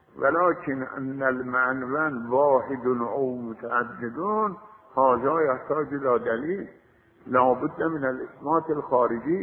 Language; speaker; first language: Arabic; non-native, fluent; Azerbaijani